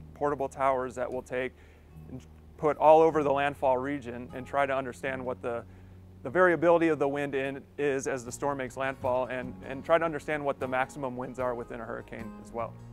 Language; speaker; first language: English; native; English